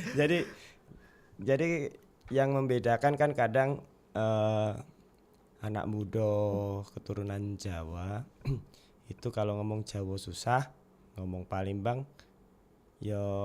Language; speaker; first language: Indonesian; non-native, local second language; Javanese